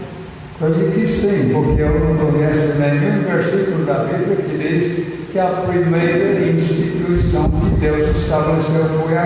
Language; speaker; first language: Portuguese; non-native, fluent; English